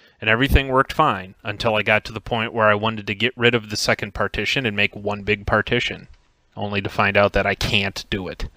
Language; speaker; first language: English; native; English